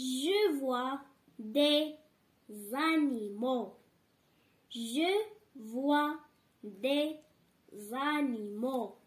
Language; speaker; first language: French; non-native, learner; Arabic